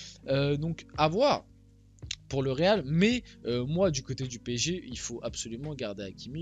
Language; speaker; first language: French; early bilingual, other home language; Portuguese